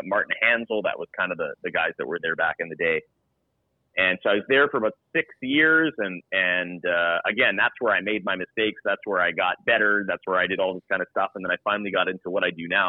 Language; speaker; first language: English; native; English